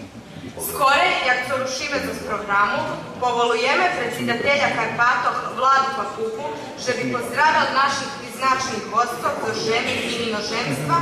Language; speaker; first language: Ukrainian; native; Ukrainian